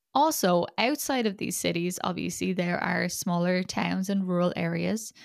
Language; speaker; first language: English; native; English